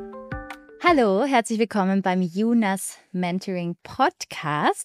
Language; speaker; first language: German; native; German